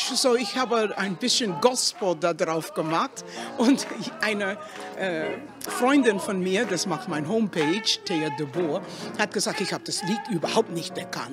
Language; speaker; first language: Dutch; non-native, learner; English